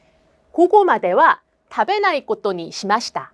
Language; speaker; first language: Japanese; non-native, fluent; Korean